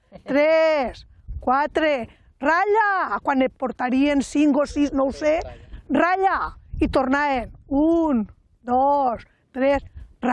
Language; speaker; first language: Catalan; native; Catalan